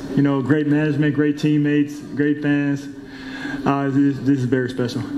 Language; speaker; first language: English; native; English